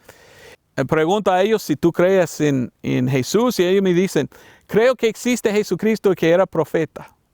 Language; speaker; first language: Spanish; non-native, learner; English